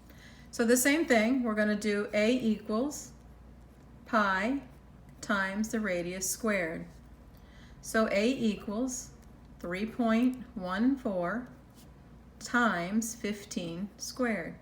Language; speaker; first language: English; native; English